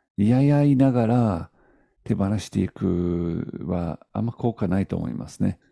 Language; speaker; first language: Japanese; native; Japanese